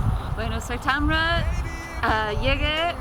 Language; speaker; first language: Spanish; non-native, learner; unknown